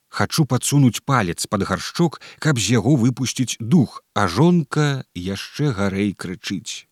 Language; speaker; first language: Belarusian; native; Belarusian